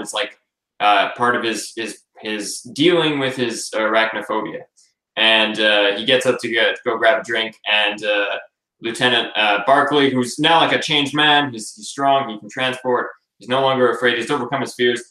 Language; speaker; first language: English; native; English